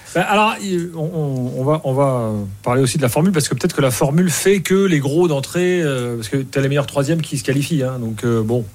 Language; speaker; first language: French; native; French